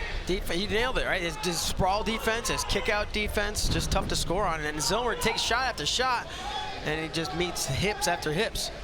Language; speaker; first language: English; native; English